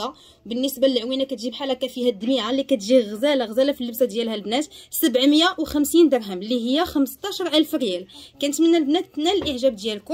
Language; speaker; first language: Arabic; native; Arabic